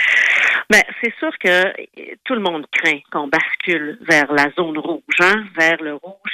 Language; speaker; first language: French; native; French